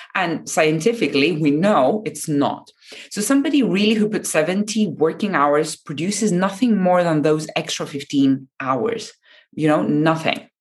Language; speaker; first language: English; non-native, fluent; Japanese